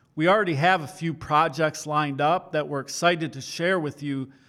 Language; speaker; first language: English; native; English